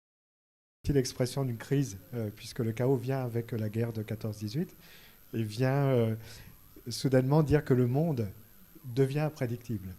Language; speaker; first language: French; native; French